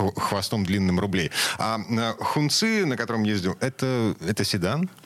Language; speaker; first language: Russian; native; Russian